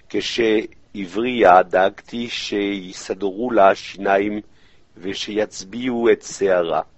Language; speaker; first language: Hebrew; non-native, fluent; French